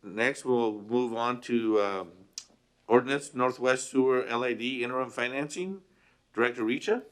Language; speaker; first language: English; early bilingual, other home language; Spanish